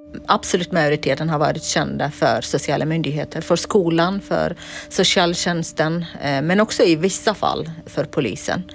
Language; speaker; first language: Swedish; non-native, fluent; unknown